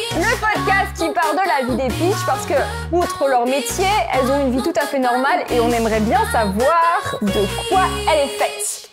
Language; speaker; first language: French; native; French